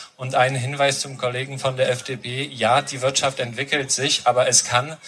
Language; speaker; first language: German; non-native, fluent; Polish